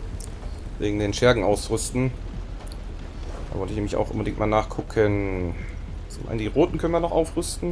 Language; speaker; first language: German; native; German